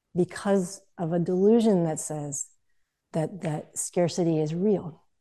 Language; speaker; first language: English; native; English